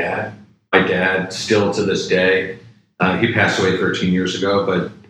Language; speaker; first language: English; native; English